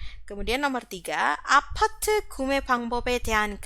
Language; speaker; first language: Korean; non-native, fluent; Indonesian